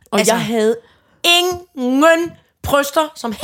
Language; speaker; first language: Danish; native; Danish